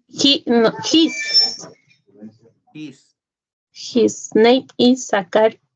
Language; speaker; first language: English; non-native, learner; Spanish